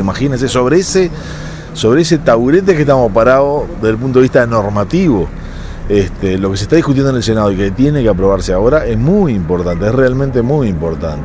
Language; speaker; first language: Spanish; native; Spanish